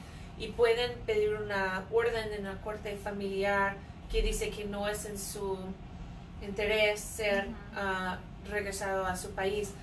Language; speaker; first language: Spanish; non-native, fluent; English